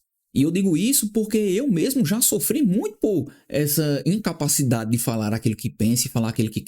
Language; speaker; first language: Portuguese; native; Portuguese